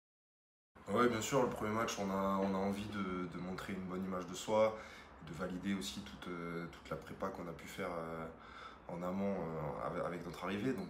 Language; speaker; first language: French; native; French